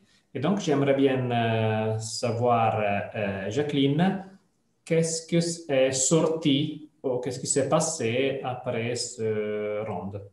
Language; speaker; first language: French; non-native, fluent; Italian